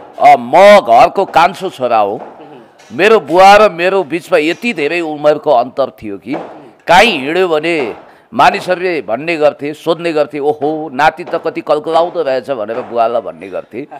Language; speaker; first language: Nepali; native; Nepali